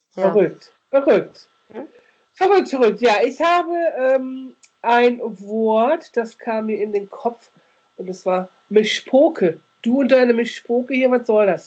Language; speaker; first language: German; native; German